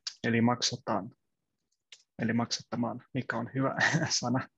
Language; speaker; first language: Finnish; non-native, learner; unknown